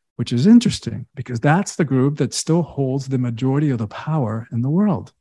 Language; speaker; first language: English; early bilingual, other home language; Spanish